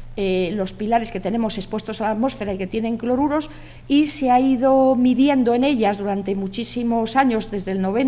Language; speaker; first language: Spanish; native; Spanish